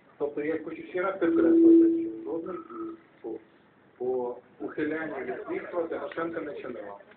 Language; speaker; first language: Ukrainian; native; Ukrainian